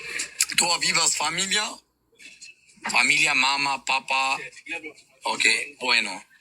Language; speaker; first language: Spanish; non-native, learner; Albanian